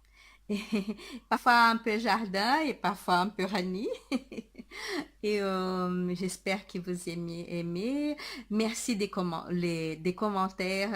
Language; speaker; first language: French; non-native, fluent; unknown